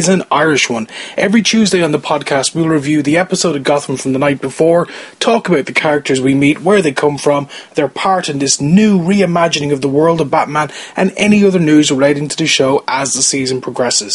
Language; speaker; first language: English; native; English